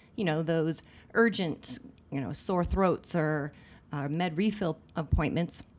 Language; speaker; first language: English; native; English